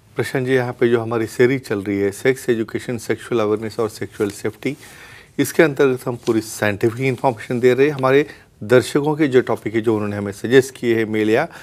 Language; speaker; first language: Hindi; non-native, local second language; Marathi